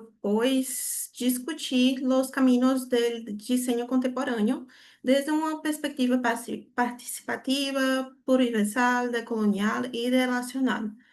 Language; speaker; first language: Spanish; non-native, learner; Portuguese